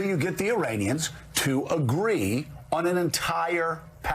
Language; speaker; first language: English; native; English